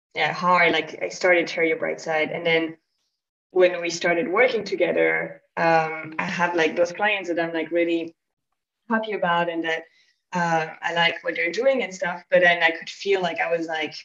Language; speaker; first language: English; non-native, fluent; French